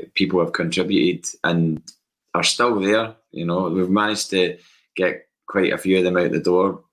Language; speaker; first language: English; native; English